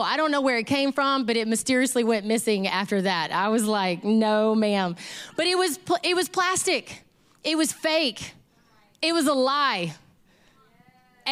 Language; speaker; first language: English; native; English